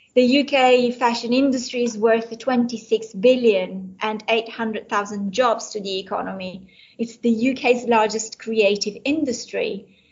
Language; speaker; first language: English; non-native, fluent; Italian